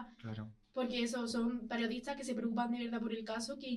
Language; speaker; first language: Spanish; native; Spanish